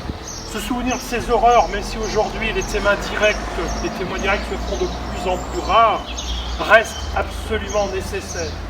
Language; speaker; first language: French; native; French